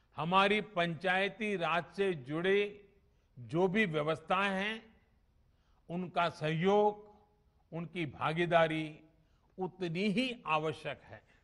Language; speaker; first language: Hindi; non-native, local second language; Gujarati